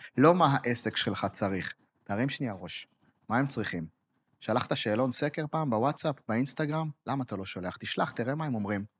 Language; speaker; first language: Hebrew; native; Hebrew